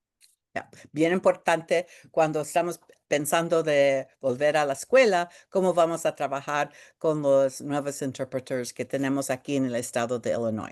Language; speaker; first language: Spanish; early bilingual, heritage; Spanish